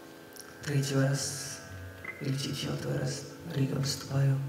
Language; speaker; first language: Russian; non-native, learner; Hindi